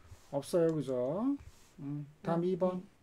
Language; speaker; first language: Korean; native; Korean